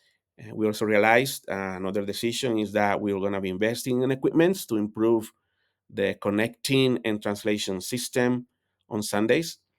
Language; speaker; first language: English; non-native, fluent; Spanish